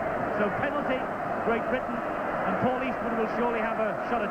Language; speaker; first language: English; native; English